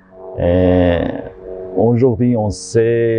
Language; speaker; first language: French; non-native, learner; German